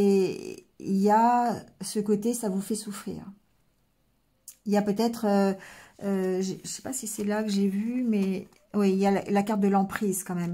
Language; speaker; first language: French; native; French